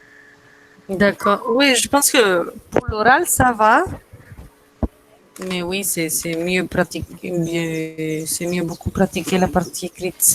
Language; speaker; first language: French; non-native, fluent; Spanish